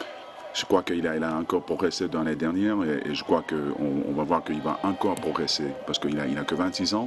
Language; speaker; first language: French; non-native, fluent; Finnish